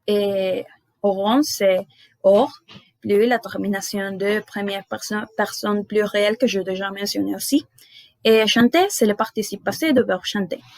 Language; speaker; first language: French; non-native, learner; Spanish